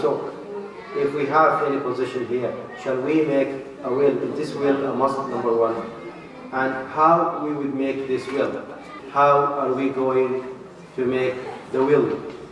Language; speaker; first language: English; non-native, fluent; Arabic